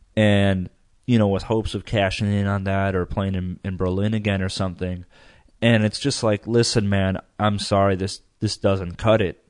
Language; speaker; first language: English; native; English